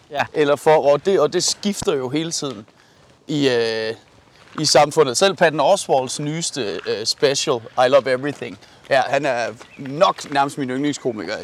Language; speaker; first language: Danish; early bilingual, other home language; Persian